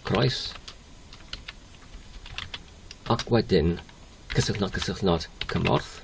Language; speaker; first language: Welsh; non-native, learner; English